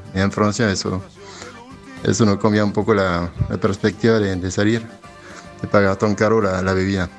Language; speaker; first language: Spanish; non-native, fluent; French